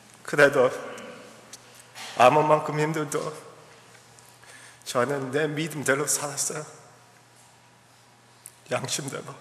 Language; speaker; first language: Korean; early bilingual, heritage; English